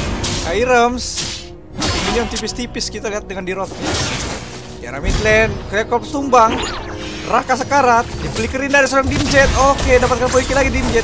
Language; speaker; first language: Indonesian; native; Indonesian